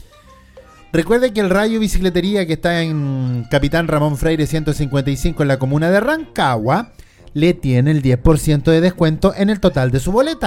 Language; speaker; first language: Spanish; native; Spanish